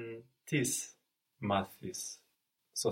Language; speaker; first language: Greek; non-native, learner; English